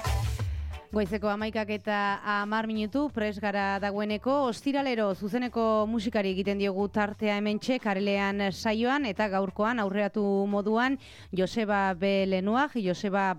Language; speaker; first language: Basque; native; Basque